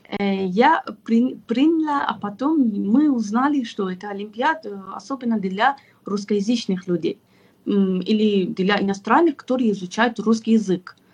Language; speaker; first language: Russian; non-native, fluent; Persian